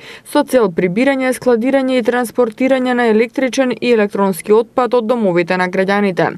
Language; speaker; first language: Macedonian; native; Macedonian